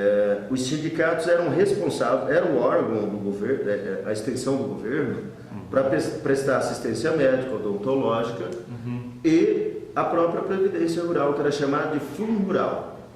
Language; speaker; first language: Portuguese; native; Portuguese